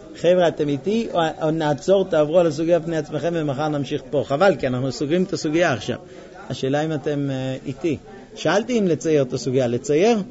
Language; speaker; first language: Hebrew; non-native, fluent; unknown